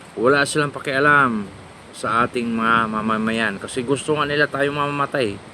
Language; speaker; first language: Filipino; non-native, local second language; Cebuano